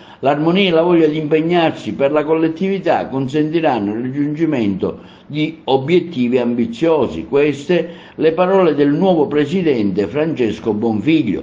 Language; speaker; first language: Italian; native; Italian